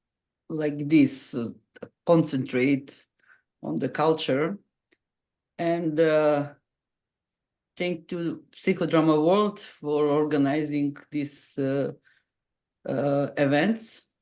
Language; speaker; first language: English; non-native, fluent; Macedonian